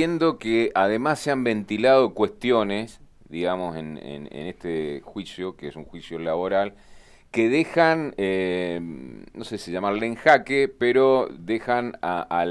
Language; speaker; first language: Spanish; native; Spanish